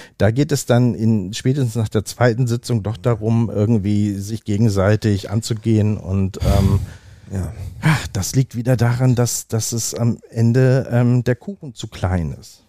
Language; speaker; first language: German; native; German